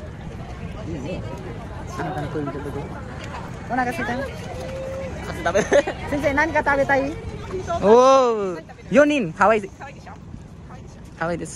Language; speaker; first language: Japanese; non-native, learner; Nepali